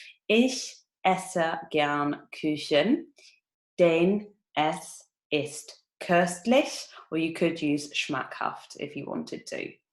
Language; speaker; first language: German; non-native, fluent; English